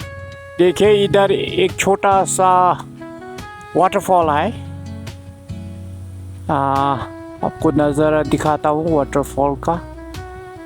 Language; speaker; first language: Hindi; non-native, fluent; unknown